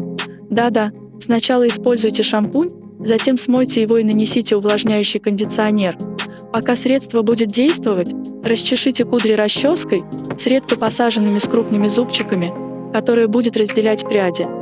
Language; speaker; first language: Russian; native; Russian